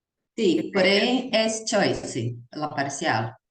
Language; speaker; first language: Spanish; non-native, learner; Portuguese